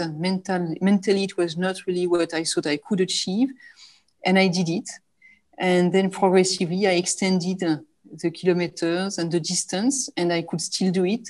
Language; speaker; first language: English; non-native, fluent; French